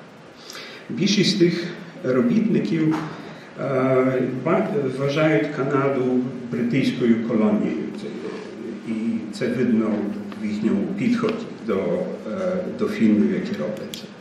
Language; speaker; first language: Ukrainian; early bilingual, heritage; Ukrainian